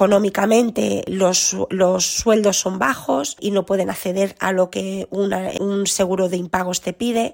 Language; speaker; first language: Spanish; native; Spanish